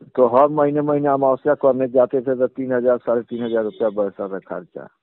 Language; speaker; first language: Hindi; native; Hindi